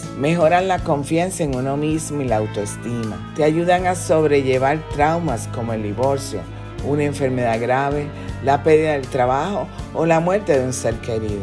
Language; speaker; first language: Spanish; native; Spanish